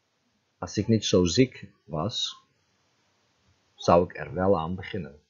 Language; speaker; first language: Dutch; non-native, fluent; Turkish